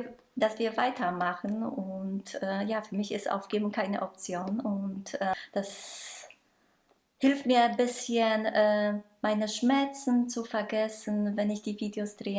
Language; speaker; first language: German; non-native, local second language; Polish